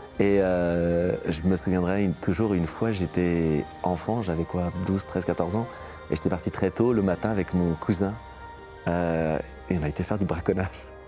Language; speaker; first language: French; early bilingual, other home language; Portuguese